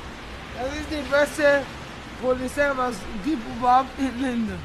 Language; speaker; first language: German; non-native, local second language; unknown